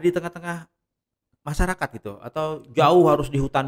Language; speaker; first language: Indonesian; native; Indonesian